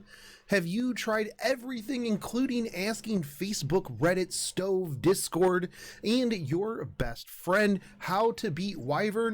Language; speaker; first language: English; native; English